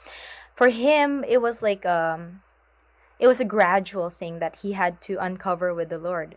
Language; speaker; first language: English; non-native, local second language; Filipino